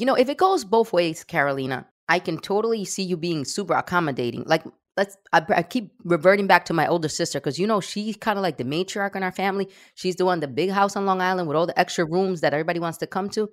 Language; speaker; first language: English; early bilingual, other home language; Spanish